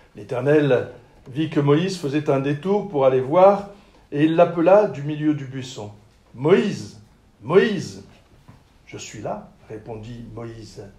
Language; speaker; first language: French; native; French